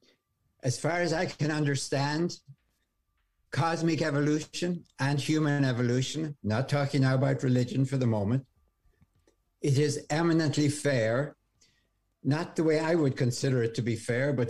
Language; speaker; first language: English; native; English